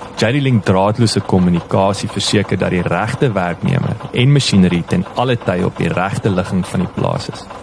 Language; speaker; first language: Afrikaans; native; Afrikaans